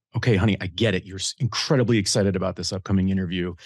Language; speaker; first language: English; native; English